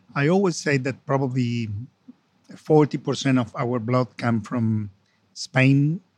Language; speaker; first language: English; non-native, fluent; Spanish